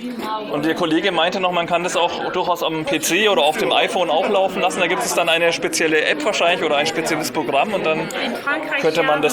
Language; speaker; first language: German; native; German